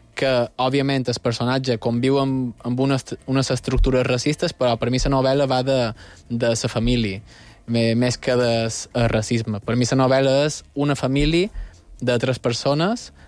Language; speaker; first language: Catalan; early bilingual, other home language; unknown